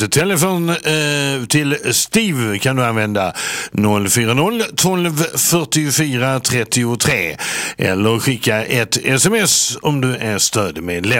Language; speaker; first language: Swedish; native; Swedish